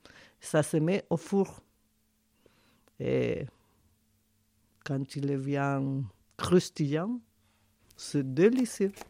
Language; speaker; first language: French; non-native, fluent; Spanish